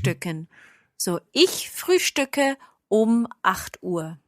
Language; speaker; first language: German; non-native, fluent; English